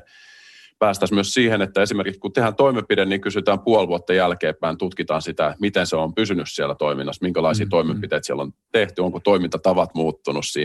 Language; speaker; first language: Finnish; native; Finnish